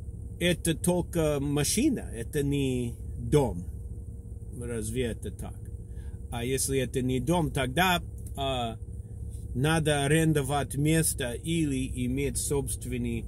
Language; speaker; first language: Russian; non-native, learner; English